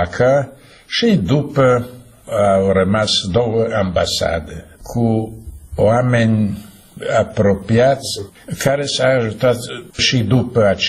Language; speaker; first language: Romanian; non-native, fluent; Slovak